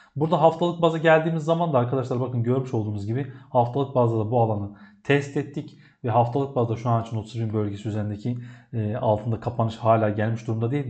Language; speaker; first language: Turkish; native; Turkish